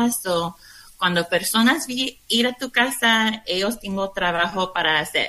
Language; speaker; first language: Spanish; non-native, learner; English